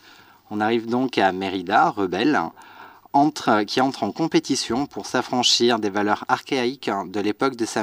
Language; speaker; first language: French; native; French